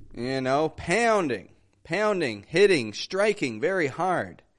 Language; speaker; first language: English; native; English